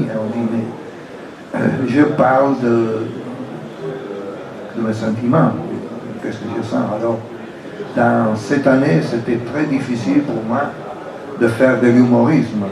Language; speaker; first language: French; non-native, fluent; Italian